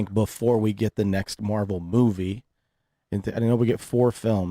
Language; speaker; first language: English; native; English